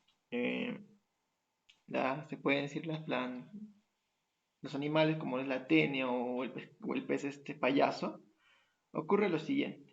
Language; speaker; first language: Spanish; native; Spanish